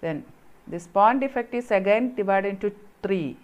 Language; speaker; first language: English; non-native, local second language; Malayalam